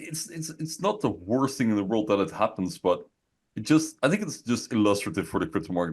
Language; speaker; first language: English; non-native, fluent; Dutch